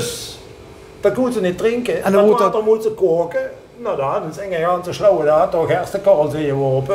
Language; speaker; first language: Dutch; native; Dutch